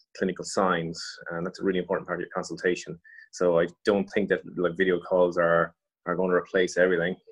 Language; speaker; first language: English; native; English